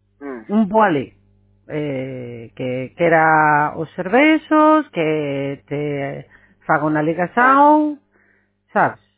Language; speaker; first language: Portuguese; non-native, learner; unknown